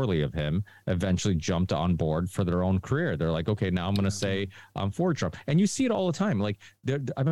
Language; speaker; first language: English; early bilingual, other home language; Portuguese